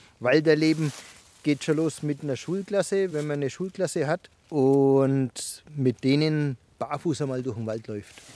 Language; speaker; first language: German; native; German